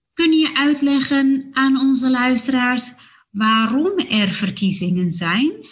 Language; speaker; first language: Dutch; native; Dutch